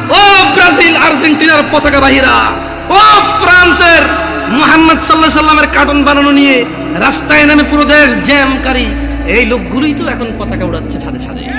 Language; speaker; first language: Bangla; early bilingual, heritage; Bangla